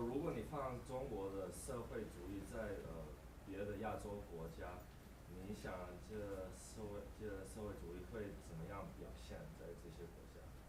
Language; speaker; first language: Chinese; non-native, learner; English